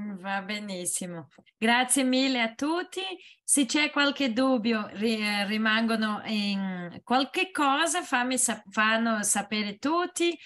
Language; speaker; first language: Italian; non-native, learner; Portuguese